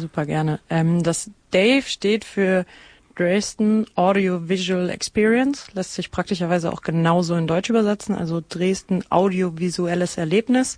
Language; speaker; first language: German; native; German